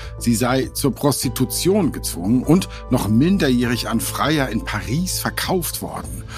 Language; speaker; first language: German; native; German